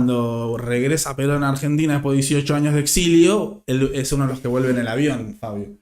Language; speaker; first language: Spanish; native; Spanish